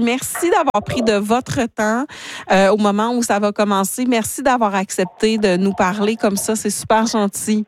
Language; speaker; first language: French; native; French